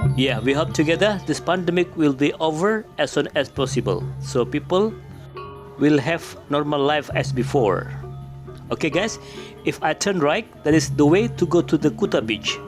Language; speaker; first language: English; non-native, local second language; Indonesian